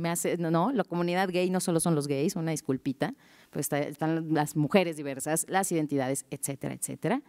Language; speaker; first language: Spanish; native; Spanish